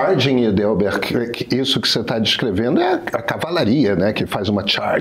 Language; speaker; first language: Portuguese; native; Portuguese